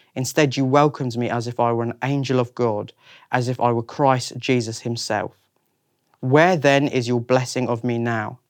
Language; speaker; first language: English; native; English